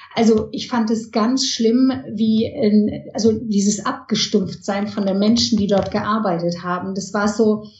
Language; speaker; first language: German; early bilingual, heritage; German